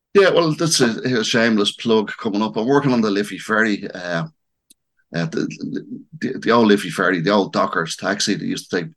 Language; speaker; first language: English; native; English